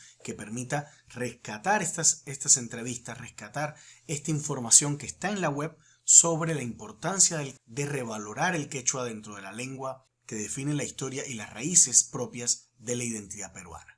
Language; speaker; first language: Spanish; native; Spanish